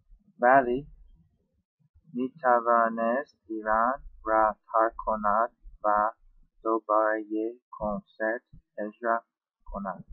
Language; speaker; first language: Persian; non-native, learner; English